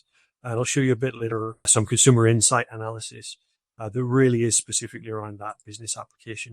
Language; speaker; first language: English; native; English